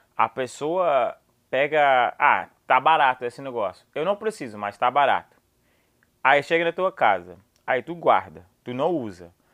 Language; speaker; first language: Portuguese; non-native, fluent; English